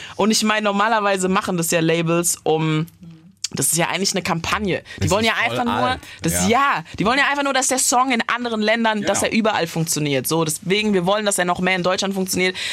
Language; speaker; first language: German; native; German